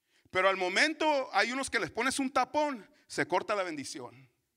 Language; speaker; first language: Spanish; early bilingual, heritage; Spanish